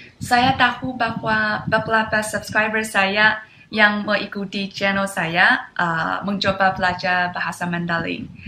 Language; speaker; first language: Indonesian; non-native, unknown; Chinese